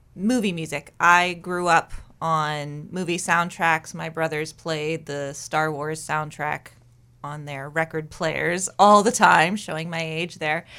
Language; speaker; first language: English; native; English